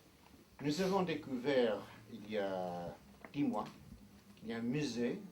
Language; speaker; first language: French; non-native, fluent; English